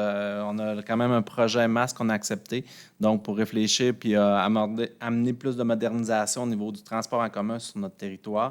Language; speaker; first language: French; native; French